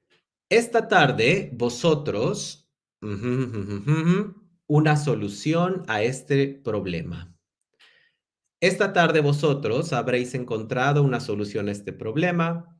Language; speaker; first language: Spanish; non-native, fluent; English